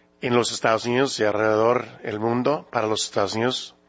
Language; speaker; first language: Spanish; early bilingual, heritage; English